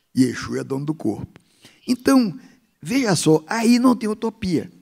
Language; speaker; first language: Portuguese; native; Portuguese